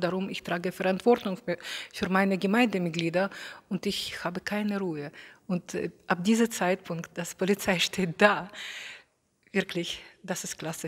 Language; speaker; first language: German; non-native, fluent; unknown